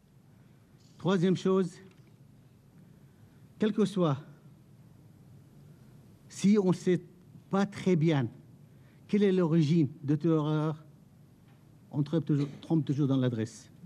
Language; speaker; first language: French; non-native, fluent; Arabic